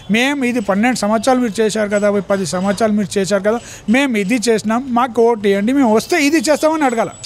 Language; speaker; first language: Telugu; non-native, local second language; Urdu